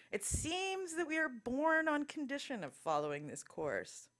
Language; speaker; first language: English; native; English